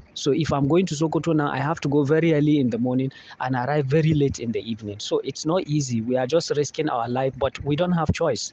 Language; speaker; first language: English; non-native, local second language; Hausa